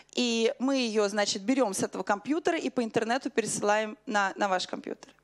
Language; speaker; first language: Russian; native; Russian